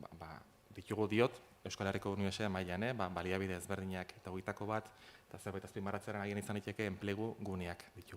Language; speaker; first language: Basque; native; Basque